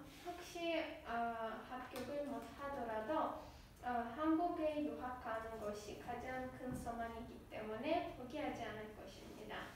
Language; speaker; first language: Korean; non-native, learner; Azerbaijani